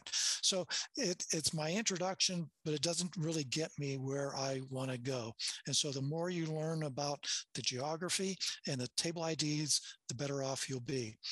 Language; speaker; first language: English; native; English